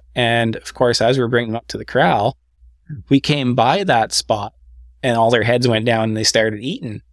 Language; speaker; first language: English; native; English